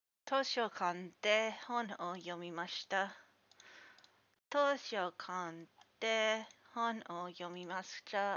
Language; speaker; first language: Japanese; non-native, learner; English